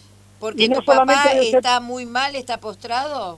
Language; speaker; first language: Spanish; native; Spanish